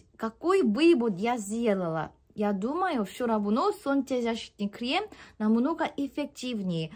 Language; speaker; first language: Russian; non-native, fluent; Korean